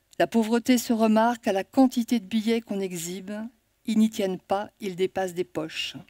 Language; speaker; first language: French; native; French